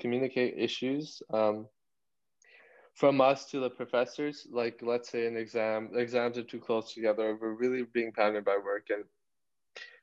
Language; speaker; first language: English; native; English